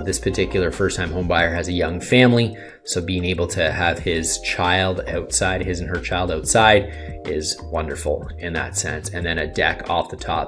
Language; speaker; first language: English; native; English